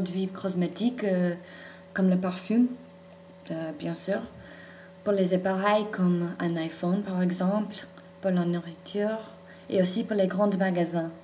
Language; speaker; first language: French; non-native, fluent; English